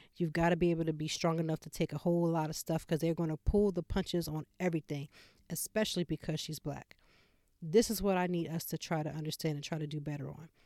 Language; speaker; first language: English; native; English